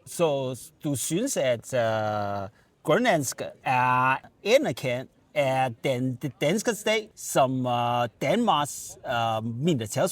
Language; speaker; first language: Danish; non-native, learner; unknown